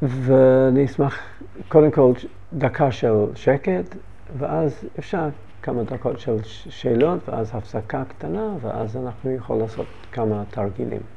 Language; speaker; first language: Hebrew; non-native, learner; English